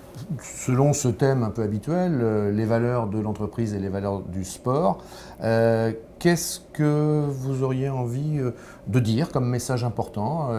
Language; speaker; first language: French; native; French